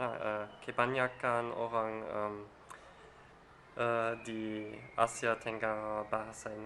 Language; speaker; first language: Indonesian; non-native, learner; German